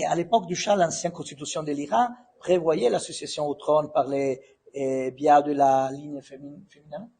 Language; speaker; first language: French; non-native, fluent; Italian